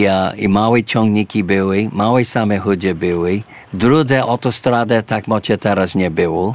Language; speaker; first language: Polish; early bilingual, heritage; English